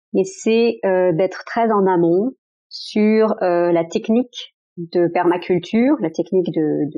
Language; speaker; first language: French; native; French